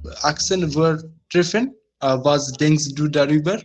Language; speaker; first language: German; non-native, learner; Bangla